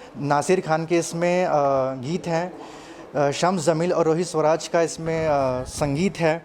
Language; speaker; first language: Hindi; non-native, local second language; Telugu